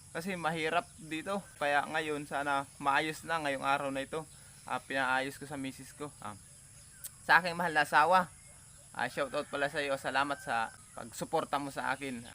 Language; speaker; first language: Filipino; native; Filipino